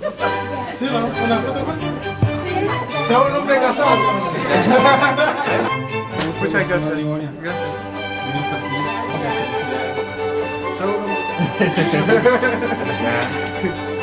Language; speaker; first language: Spanish; non-native, learner; Haitian Creole